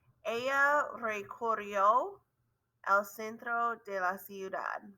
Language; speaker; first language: Spanish; non-native, learner; English